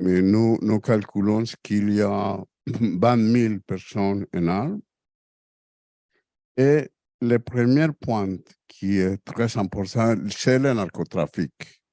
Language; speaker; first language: French; non-native, fluent; Spanish